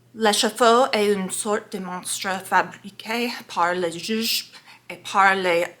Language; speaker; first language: French; non-native, learner; English